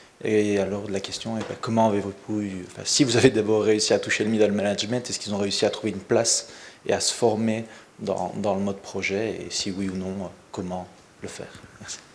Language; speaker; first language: French; native; French